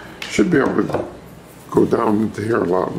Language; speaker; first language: English; native; English